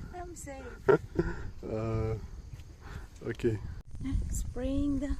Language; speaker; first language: English; non-native, local second language; Cebuano